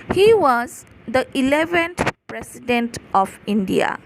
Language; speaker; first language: English; non-native, local second language; Assamese